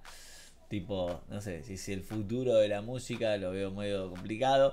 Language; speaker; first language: Spanish; native; Spanish